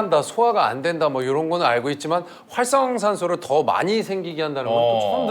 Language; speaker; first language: Korean; native; Korean